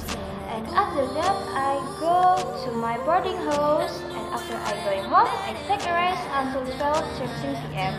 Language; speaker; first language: English; non-native, learner; Indonesian